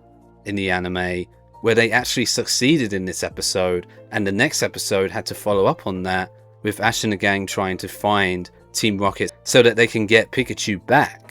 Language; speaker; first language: English; native; English